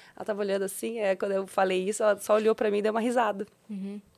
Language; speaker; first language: Portuguese; native; Portuguese